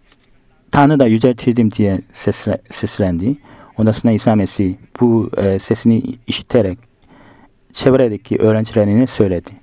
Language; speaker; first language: Turkish; non-native, fluent; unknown